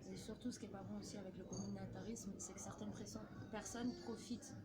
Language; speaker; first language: French; native; French